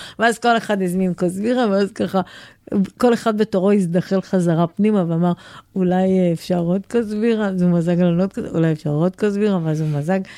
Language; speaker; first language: Hebrew; native; Hebrew